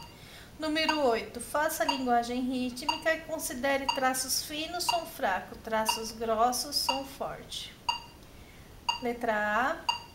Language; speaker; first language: Portuguese; native; Portuguese